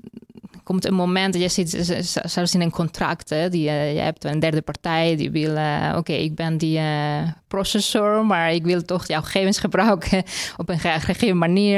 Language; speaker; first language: Dutch; non-native, fluent; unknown